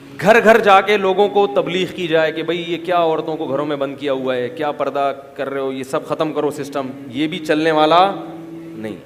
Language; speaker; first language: Urdu; native; Urdu